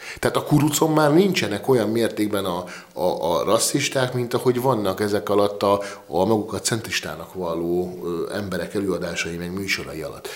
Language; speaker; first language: Hungarian; native; Hungarian